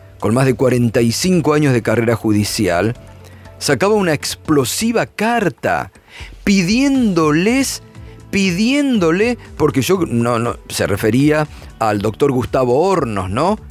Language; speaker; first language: Spanish; native; Spanish